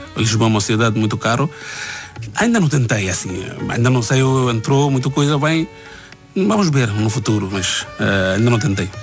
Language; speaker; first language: Portuguese; non-native, learner; Bangla